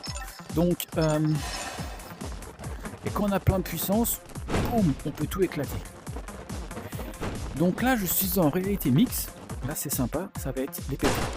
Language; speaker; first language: French; native; French